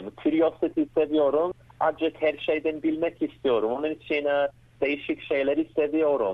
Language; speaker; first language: Turkish; early bilingual, heritage; Turkish